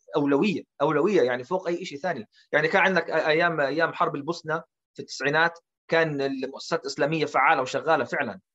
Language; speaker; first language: Arabic; early bilingual, heritage; Arabic